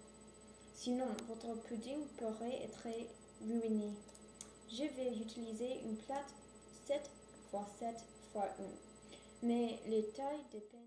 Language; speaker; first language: French; non-native, learner; English